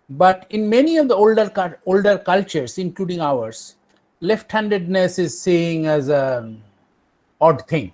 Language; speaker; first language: English; non-native, local second language; Bangla